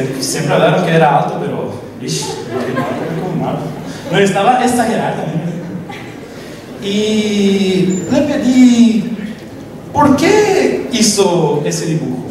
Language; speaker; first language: Spanish; non-native, local second language; Portuguese